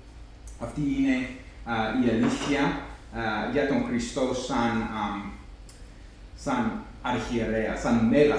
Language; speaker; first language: Greek; non-native, fluent; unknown